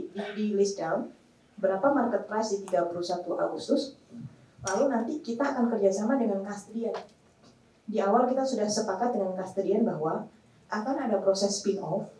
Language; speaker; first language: Indonesian; native; Indonesian